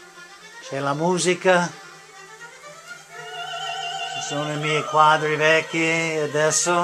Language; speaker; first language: Italian; non-native, learner; English